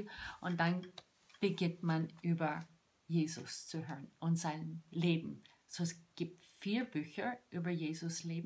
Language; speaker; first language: German; non-native, fluent; English